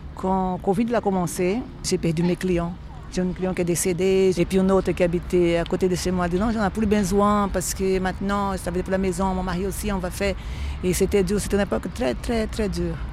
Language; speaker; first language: French; non-native, fluent; Portuguese